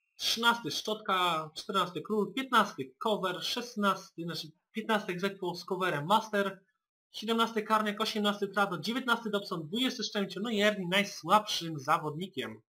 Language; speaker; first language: Polish; native; Polish